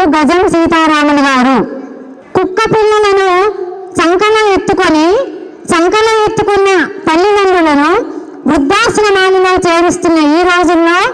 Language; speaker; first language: Telugu; native; Telugu